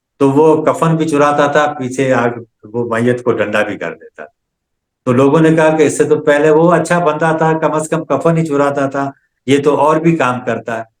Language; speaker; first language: Urdu; non-native, local second language; Sindhi